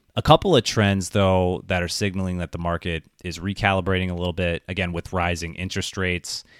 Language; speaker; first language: English; native; English